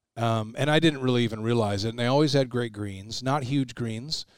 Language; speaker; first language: English; native; English